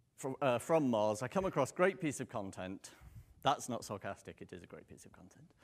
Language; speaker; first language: English; native; English